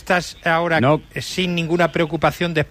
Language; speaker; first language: Spanish; native; Spanish